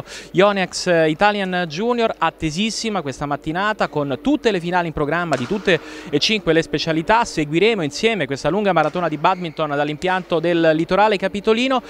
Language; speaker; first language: Italian; native; Italian